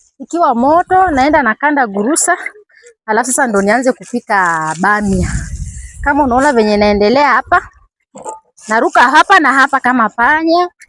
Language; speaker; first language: Swahili; native; Swahili